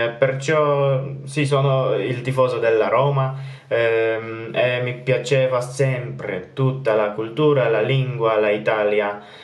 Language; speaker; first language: Italian; non-native, fluent; Polish